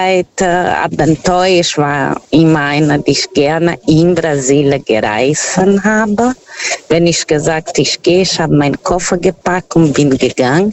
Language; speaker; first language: German; non-native, fluent; Portuguese